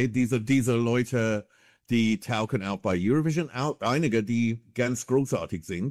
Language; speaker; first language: German; non-native, fluent; English